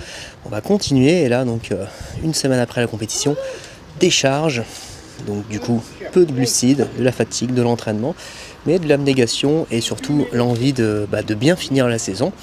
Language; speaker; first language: French; native; French